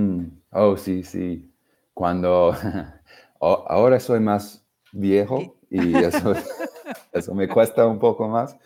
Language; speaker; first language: Spanish; non-native, fluent; English